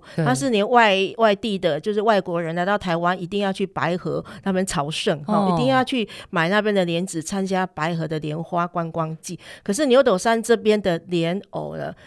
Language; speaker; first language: Chinese; native; Chinese